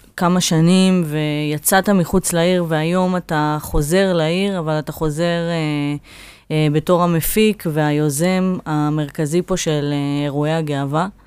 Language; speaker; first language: Hebrew; native; Hebrew